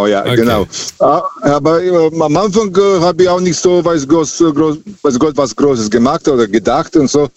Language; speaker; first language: German; non-native, fluent; Serbian